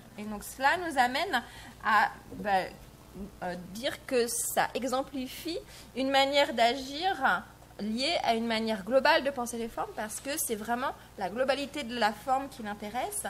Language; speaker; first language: French; native; French